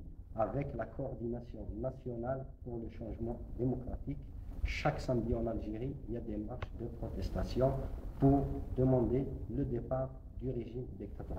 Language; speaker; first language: French; non-native, local second language; Kabyle